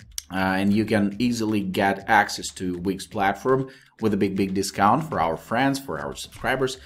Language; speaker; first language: English; non-native, fluent; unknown